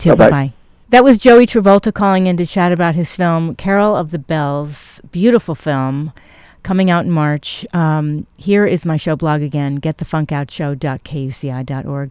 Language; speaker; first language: English; native; English